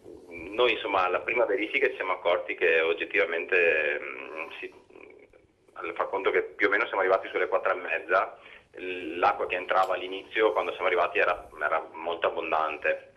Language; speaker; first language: Italian; native; Italian